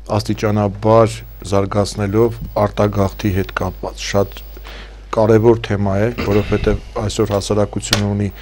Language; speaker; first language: Armenian; native; Armenian